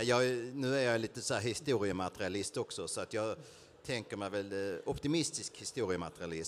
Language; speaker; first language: Swedish; native; Swedish